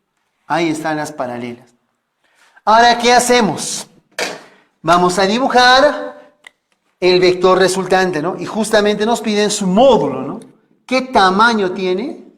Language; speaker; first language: Spanish; native; Spanish